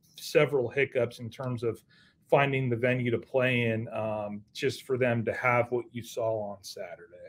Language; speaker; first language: English; native; English